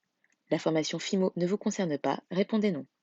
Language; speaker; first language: French; native; French